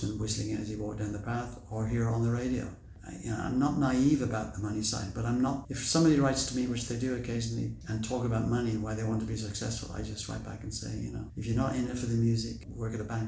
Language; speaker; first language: English; native; English